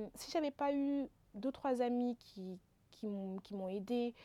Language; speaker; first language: French; non-native, local second language; Wolof